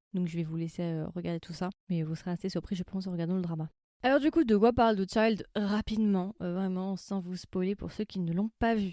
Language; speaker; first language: French; native; French